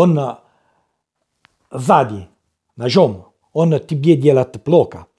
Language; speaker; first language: Russian; non-native, learner; Italian